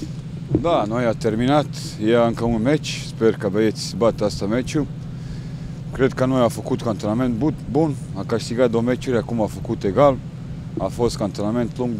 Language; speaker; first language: Romanian; non-native, learner; Croatian